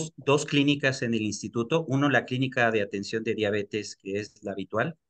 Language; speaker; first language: Spanish; native; Spanish